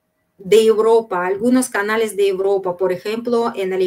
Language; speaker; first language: Spanish; non-native, fluent; Russian